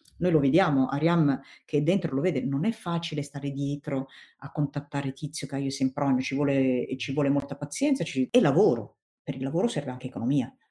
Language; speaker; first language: Italian; non-native, fluent; Tigrinya